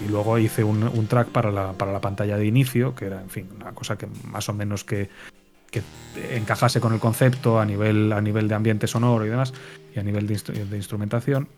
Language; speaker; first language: Spanish; native; Spanish